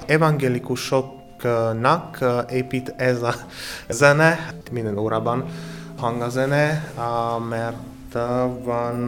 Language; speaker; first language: Hungarian; non-native, learner; Slovak